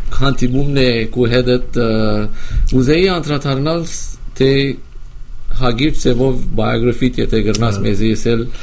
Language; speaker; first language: Armenian; native; Armenian